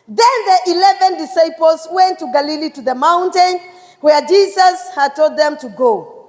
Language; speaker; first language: English; non-native, local second language; Swahili